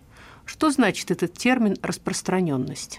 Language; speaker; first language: Russian; native; Russian